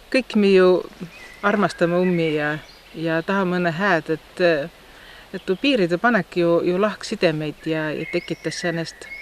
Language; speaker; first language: Estonian; native; Estonian